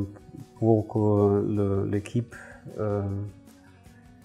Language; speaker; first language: French; non-native, fluent; German